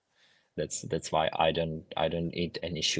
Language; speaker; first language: English; non-native, fluent; Ukrainian